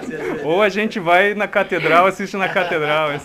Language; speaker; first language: Portuguese; native; Portuguese